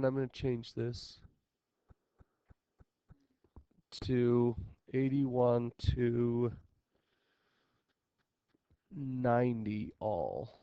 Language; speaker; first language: English; native; English